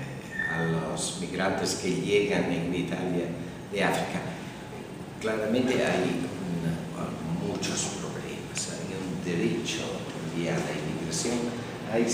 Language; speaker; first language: Spanish; non-native, fluent; Italian